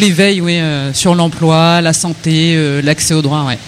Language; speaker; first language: French; native; French